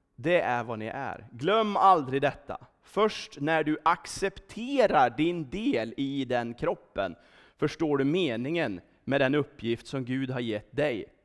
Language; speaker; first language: Swedish; native; Swedish